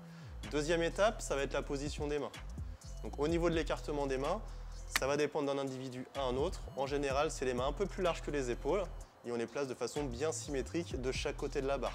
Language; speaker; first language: French; native; French